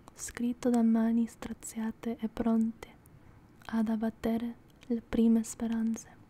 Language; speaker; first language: Italian; non-native, learner; English